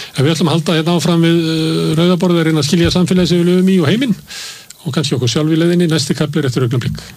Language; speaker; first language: Icelandic; native; Icelandic